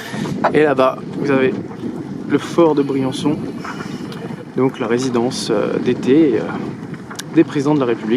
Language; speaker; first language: French; native; French